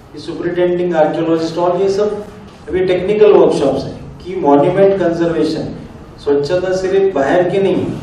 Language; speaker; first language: Hindi; non-native, local second language; Marathi